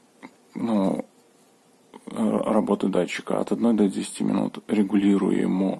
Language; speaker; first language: Russian; native; Russian